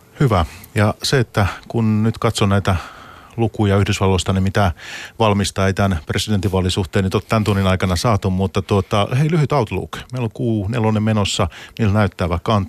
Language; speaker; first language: Finnish; native; Finnish